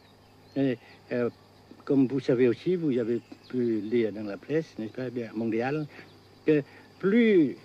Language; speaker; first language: French; non-native, fluent; Vietnamese